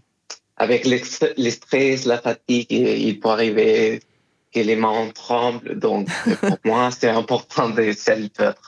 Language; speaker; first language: French; non-native, fluent; Spanish